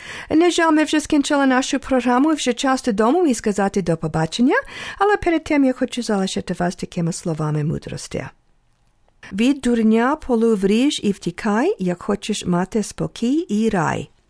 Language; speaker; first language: Ukrainian; early bilingual, heritage; Ukrainian